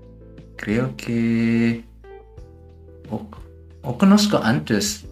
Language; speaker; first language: Spanish; non-native, learner; German